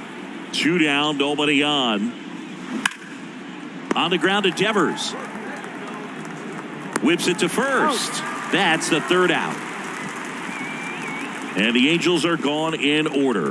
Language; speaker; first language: English; native; English